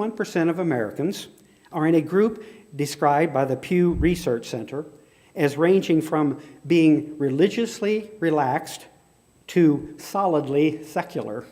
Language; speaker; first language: English; native; English